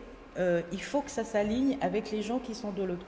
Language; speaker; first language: French; native; French